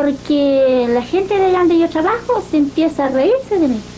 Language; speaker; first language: Spanish; native; Spanish